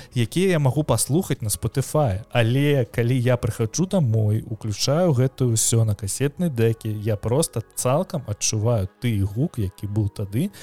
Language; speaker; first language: Belarusian; non-native, local second language; Russian